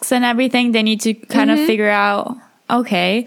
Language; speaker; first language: English; early bilingual, heritage; English